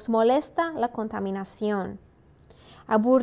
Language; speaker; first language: Spanish; non-native, fluent; English